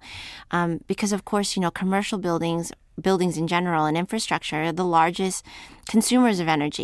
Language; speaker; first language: English; native; English